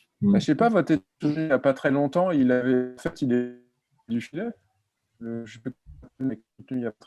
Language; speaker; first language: French; native; French